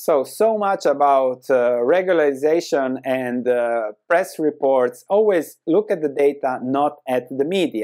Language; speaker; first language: English; non-native, fluent; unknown